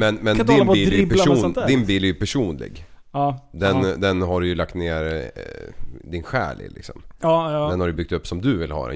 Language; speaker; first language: Swedish; native; Swedish